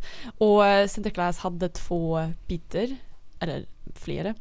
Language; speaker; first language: Swedish; non-native, fluent; Dutch